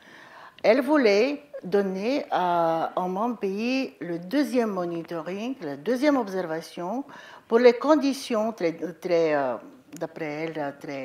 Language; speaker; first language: French; non-native, fluent; Bulgarian